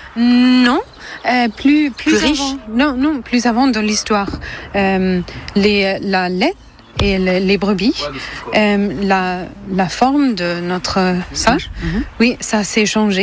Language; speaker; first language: French; non-native, learner; German